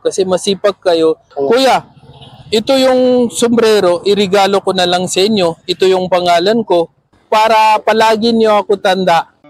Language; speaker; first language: Filipino; non-native, learner; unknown